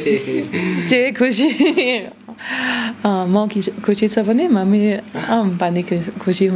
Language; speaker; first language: Nepali; non-native, learner; German